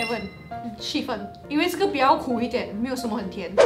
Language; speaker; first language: Chinese; non-native, local second language; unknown